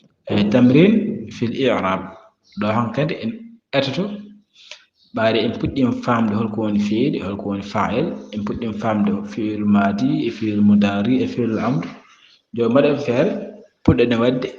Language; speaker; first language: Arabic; non-native, fluent; Fula